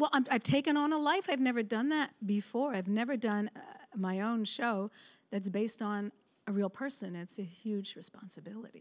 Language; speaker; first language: English; native; English